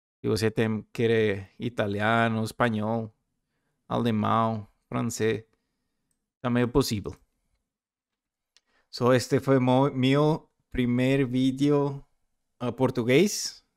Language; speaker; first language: Portuguese; non-native, learner; Spanish